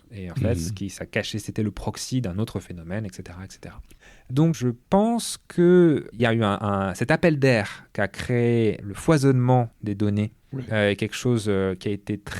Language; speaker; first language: French; native; French